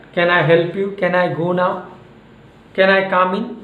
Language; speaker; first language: English; non-native, local second language; Assamese